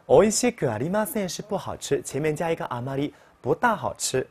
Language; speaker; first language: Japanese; non-native, fluent; Chinese